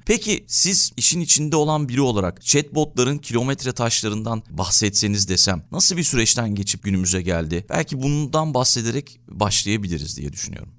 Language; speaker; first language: Turkish; native; Turkish